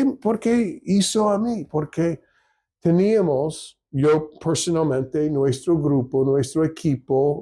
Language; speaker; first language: Spanish; non-native, fluent; English